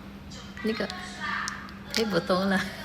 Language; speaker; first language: Chinese; non-native, learner; Filipino